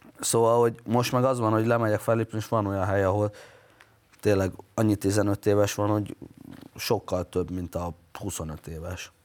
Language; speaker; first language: Hungarian; native; Hungarian